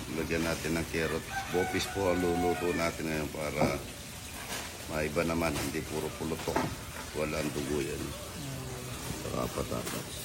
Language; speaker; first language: Filipino; native; Filipino